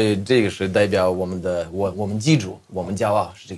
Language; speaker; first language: Chinese; non-native, fluent; Russian